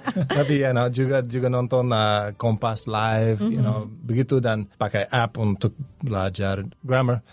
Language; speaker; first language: Indonesian; non-native, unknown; English